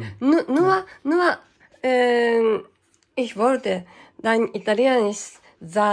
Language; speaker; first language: German; non-native, learner; Japanese